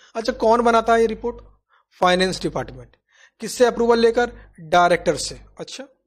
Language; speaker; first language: Hindi; native; Hindi